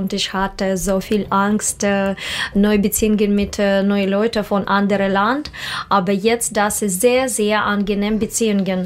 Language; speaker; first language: German; non-native, learner; Russian